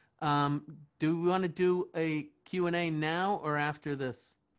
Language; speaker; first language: English; native; English